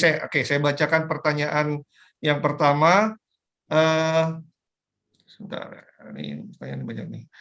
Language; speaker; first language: Indonesian; native; Indonesian